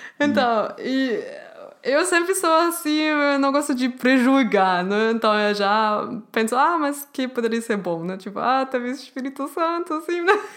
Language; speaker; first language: Portuguese; non-native, fluent; German